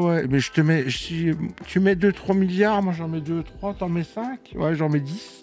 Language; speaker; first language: French; native; French